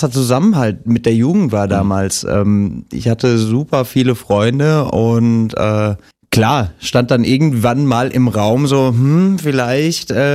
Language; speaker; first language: German; native; German